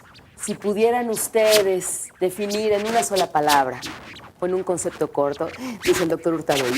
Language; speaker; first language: Spanish; native; Spanish